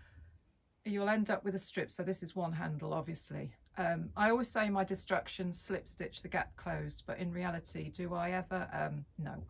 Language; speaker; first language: English; native; English